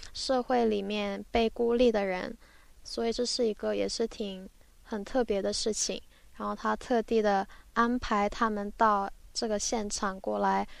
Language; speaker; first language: Chinese; early bilingual, other home language; Korean